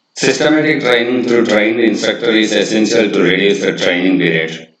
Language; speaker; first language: English; non-native, local second language; Kannada